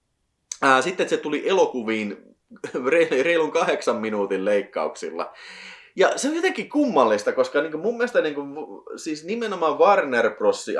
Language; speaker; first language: Finnish; native; Finnish